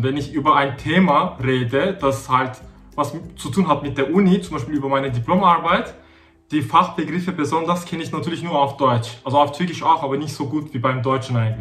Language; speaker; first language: German; non-native, fluent; Turkish